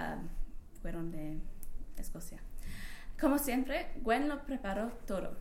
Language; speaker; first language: Spanish; non-native, learner; English